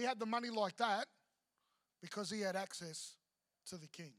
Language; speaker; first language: English; native; English